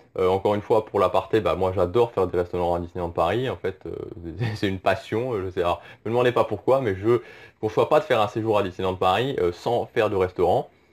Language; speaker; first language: French; native; French